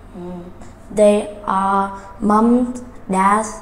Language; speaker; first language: English; non-native, learner; Vietnamese